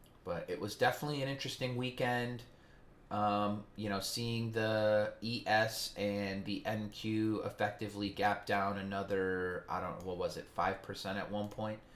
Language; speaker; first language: English; native; English